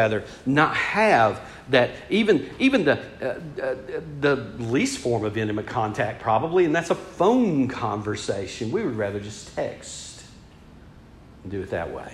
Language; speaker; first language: English; native; English